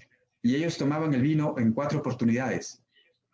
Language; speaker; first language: Spanish; native; Spanish